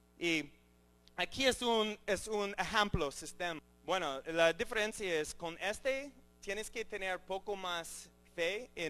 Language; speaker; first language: Spanish; non-native, learner; English